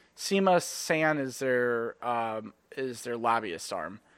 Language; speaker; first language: English; native; English